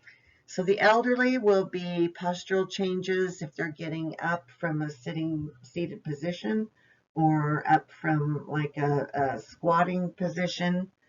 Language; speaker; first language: English; native; English